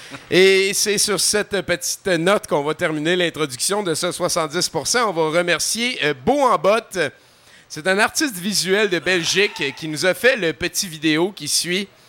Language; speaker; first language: French; native; French